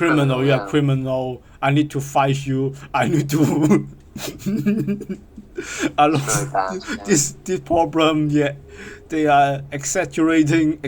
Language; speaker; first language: English; non-native, learner; Cantonese